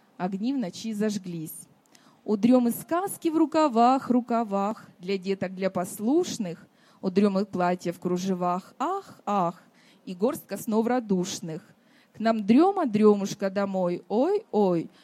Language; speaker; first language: Russian; native; Russian